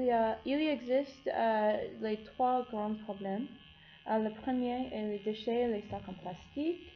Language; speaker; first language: French; non-native, learner; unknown